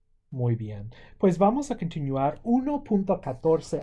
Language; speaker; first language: Spanish; non-native, fluent; English